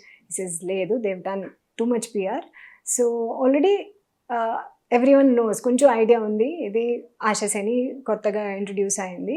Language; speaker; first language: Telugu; non-native, local second language; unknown